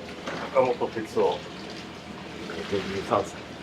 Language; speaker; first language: Japanese; native; Japanese